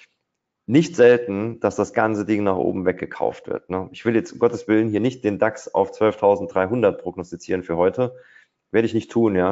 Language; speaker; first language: German; native; German